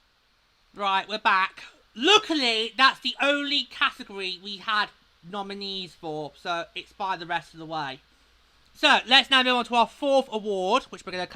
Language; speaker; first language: English; native; English